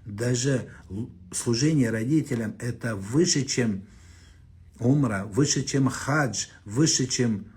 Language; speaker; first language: Russian; non-native, local second language; Kazakh